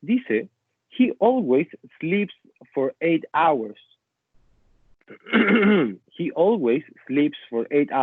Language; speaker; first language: English; non-native, fluent; Spanish